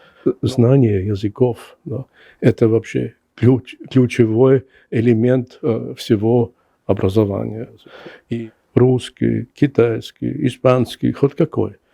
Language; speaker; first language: Russian; non-native, fluent; German